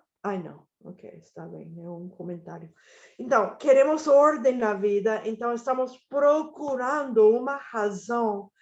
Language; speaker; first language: Portuguese; non-native, fluent; Spanish